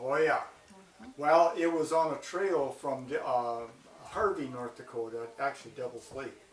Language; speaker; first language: English; native; English